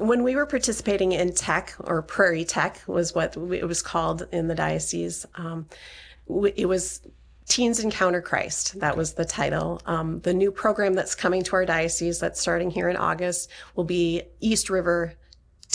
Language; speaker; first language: English; native; English